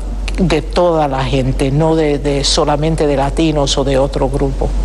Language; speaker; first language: Spanish; early bilingual, heritage; Spanish